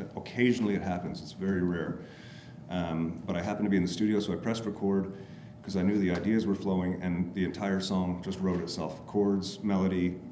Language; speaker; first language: English; native; English